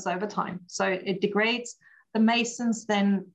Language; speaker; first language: English; non-native, fluent; German